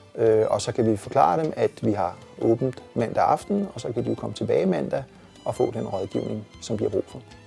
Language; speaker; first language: Danish; native; Danish